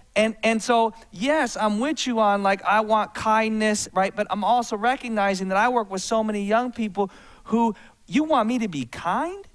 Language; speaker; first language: English; native; English